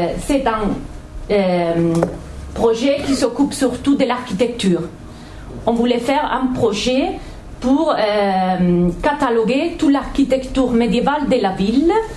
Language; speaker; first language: French; non-native, fluent; Catalan